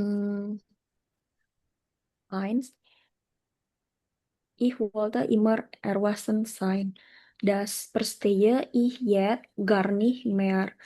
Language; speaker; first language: German; non-native, learner; Indonesian